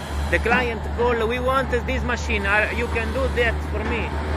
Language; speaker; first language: English; non-native, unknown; Italian